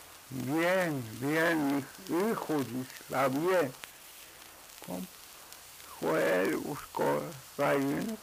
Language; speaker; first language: Spanish; non-native, local second language; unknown